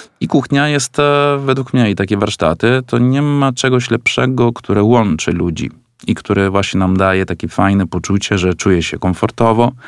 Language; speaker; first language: Polish; non-native, fluent; Italian